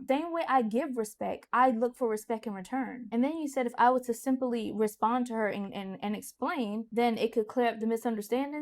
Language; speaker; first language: English; native; English